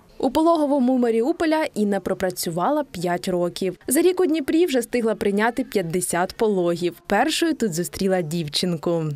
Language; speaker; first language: Ukrainian; native; Ukrainian